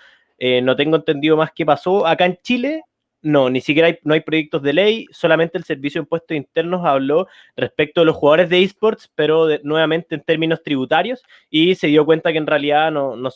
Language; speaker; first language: Spanish; native; Spanish